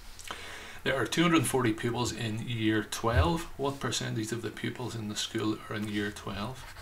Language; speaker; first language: English; native; English